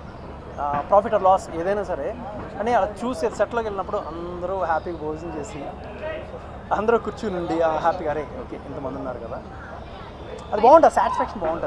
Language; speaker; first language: Telugu; native; Telugu